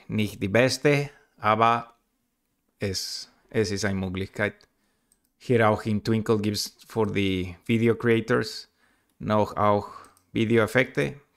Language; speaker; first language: German; non-native, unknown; Spanish